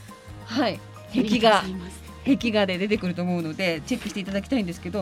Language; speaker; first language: Japanese; native; Japanese